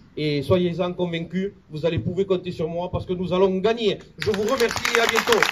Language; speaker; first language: French; native; French